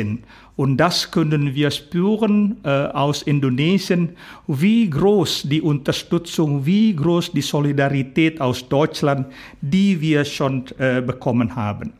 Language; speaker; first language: German; non-native, fluent; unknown